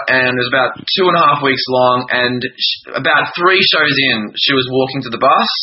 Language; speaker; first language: English; native; English